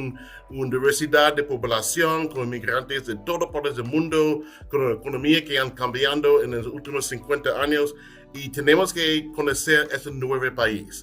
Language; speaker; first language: Spanish; non-native, fluent; English